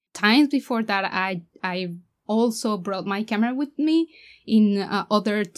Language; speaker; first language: English; non-native, fluent; Spanish